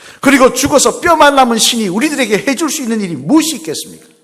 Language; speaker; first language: Korean; native; Korean